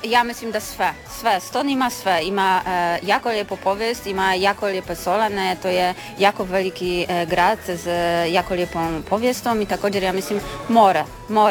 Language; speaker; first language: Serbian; non-native, learner; Polish